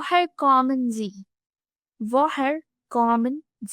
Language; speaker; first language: German; non-native, fluent; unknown